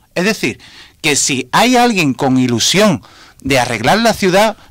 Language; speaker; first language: Spanish; native; Spanish